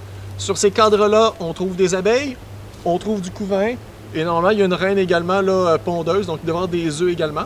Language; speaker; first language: French; native; French